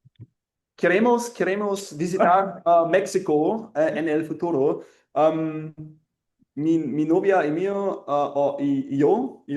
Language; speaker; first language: Spanish; non-native, learner; German